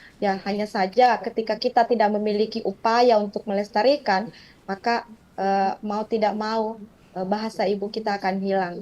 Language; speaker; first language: Indonesian; non-native, local second language; Buginese